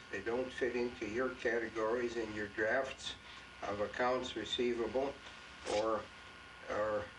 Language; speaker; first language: English; native; English